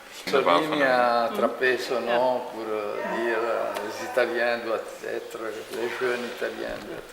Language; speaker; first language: French; non-native, fluent; Italian